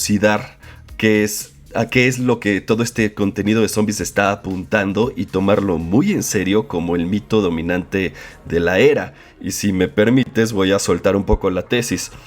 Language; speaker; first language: Spanish; native; Spanish